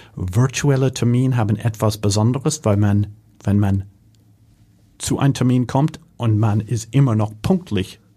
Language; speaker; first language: German; non-native, fluent; English